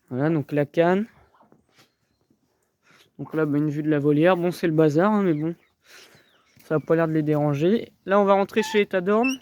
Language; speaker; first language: French; native; French